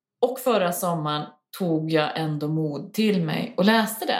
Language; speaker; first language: Swedish; native; Swedish